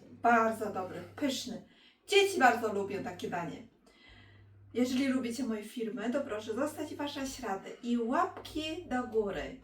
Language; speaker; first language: Polish; non-native, learner; Chinese